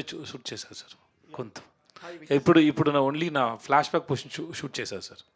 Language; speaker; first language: Telugu; non-native, learner; Tamil